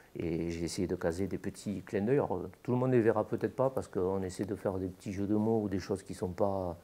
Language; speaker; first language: French; native; French